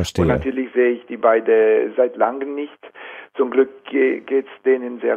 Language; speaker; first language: German; non-native, fluent; Italian